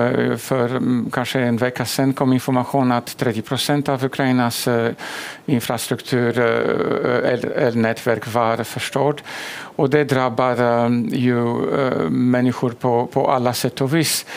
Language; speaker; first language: Swedish; non-native, fluent; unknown